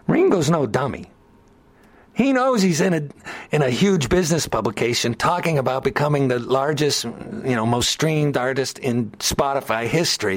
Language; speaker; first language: English; native; English